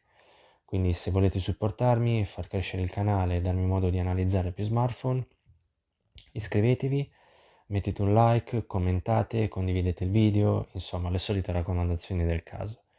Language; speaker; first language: Italian; native; Italian